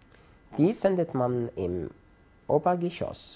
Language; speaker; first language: German; non-native, fluent; Arabic